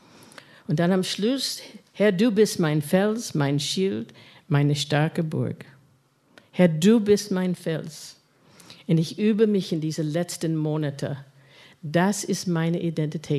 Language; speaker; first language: German; non-native, fluent; English